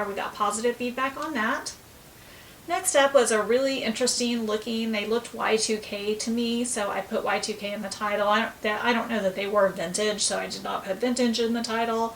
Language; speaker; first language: English; native; English